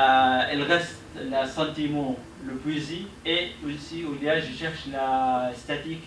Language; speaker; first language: French; non-native, learner; Arabic